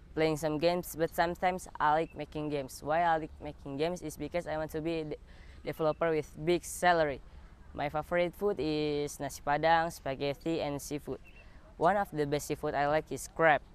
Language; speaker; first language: English; non-native, learner; Indonesian